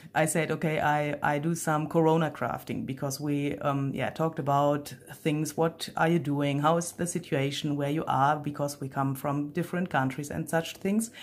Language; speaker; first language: English; non-native, fluent; German